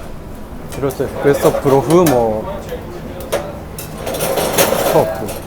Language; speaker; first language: Italian; non-native, learner; Japanese